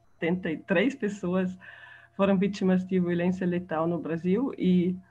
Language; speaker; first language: Portuguese; non-native, fluent; German